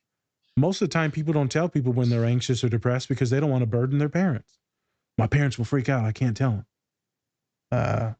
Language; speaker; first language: English; native; English